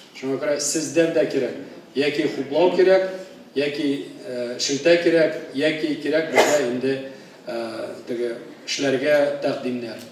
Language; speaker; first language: Tatar; native; Tatar